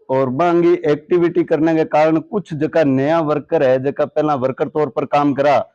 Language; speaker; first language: Hindi; native; Hindi